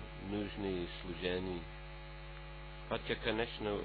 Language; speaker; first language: Russian; non-native, fluent; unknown